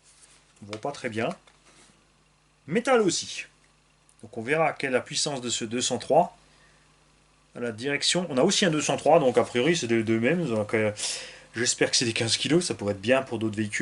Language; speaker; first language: French; native; French